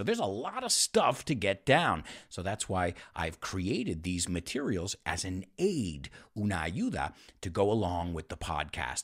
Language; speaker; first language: English; native; English